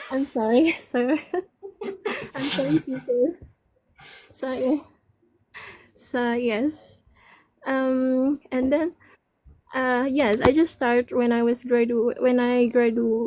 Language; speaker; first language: English; non-native, learner; Indonesian